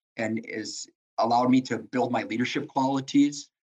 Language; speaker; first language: English; native; English